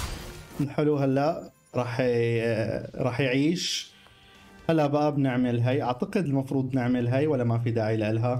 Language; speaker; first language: Arabic; native; Arabic